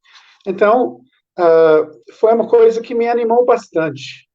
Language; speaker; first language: Portuguese; non-native, fluent; English